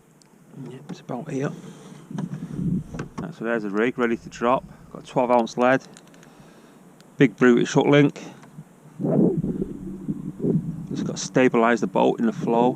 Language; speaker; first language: English; native; English